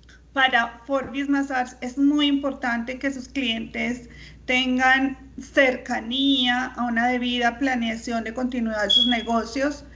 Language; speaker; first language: Spanish; native; Spanish